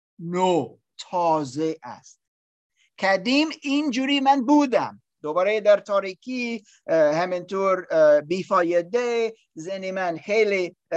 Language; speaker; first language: Persian; non-native, learner; English